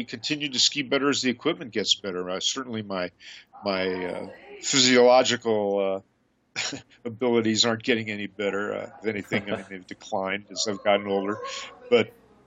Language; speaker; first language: English; native; English